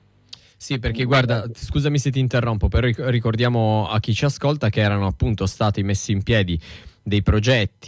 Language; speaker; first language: Italian; native; Italian